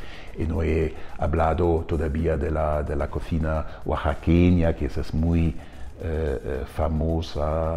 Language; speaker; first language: Spanish; non-native, fluent; German